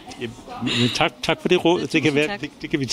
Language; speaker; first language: Danish; native; Danish